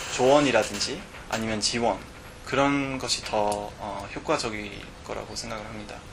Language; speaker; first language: Korean; non-native, fluent; English